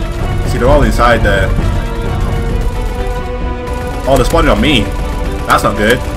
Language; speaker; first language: English; native; English